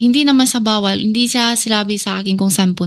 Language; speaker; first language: Filipino; non-native, learner; Chinese